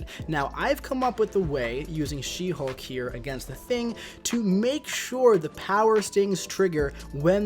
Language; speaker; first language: English; native; English